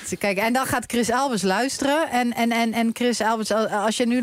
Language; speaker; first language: Dutch; native; Dutch